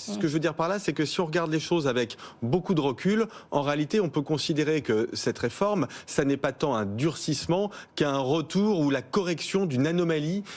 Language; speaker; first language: French; native; French